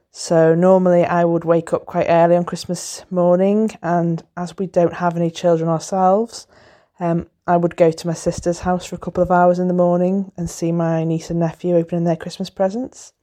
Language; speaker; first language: English; native; English